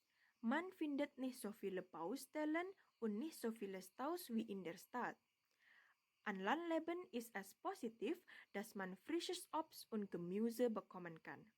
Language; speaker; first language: German; non-native, learner; Indonesian